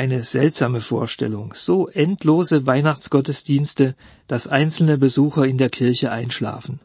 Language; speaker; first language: German; native; German